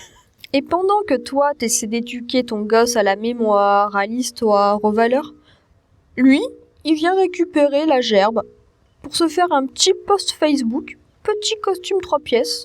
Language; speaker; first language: French; native; French